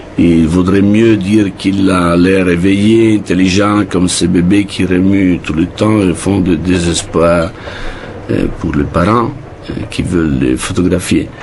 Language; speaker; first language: French; non-native, fluent; Italian